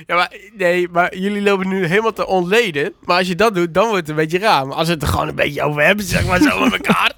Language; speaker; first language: Dutch; native; Dutch